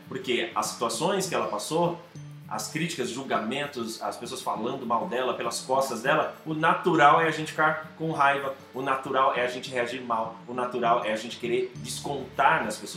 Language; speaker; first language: Portuguese; native; Portuguese